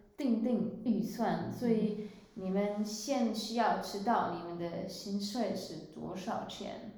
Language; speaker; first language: Chinese; non-native, fluent; Swiss German